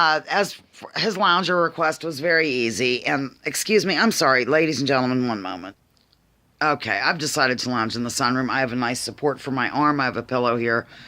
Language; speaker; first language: English; native; English